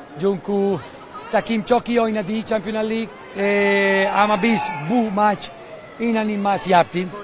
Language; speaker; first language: Turkish; non-native, learner; Italian